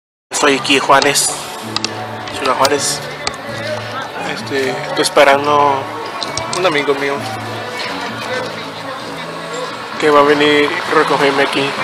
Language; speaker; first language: Spanish; early bilingual, heritage; Spanish